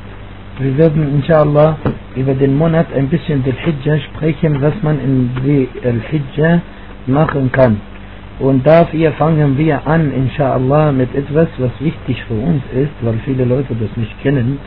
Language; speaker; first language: German; non-native, fluent; Arabic